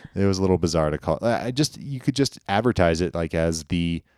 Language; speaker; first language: English; native; English